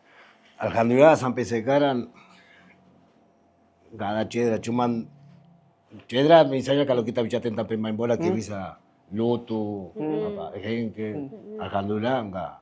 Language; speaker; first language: Indonesian; non-native, fluent; Spanish